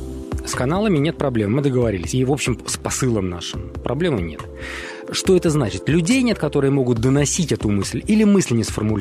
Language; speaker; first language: Russian; native; Russian